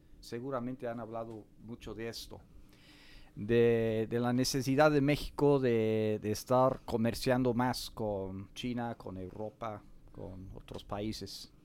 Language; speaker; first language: Spanish; non-native, fluent; English